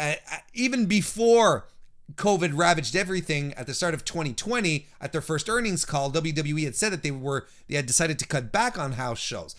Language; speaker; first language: English; native; English